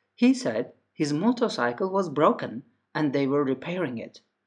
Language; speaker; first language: English; non-native, fluent; Turkish